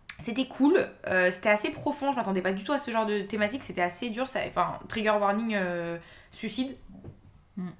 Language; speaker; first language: French; native; French